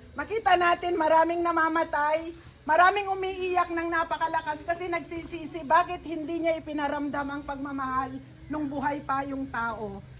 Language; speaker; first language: Filipino; non-native, local second language; Iloko